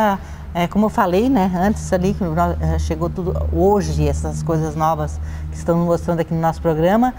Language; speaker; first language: Portuguese; native; Portuguese